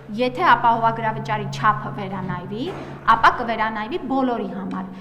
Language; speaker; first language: Armenian; native; Armenian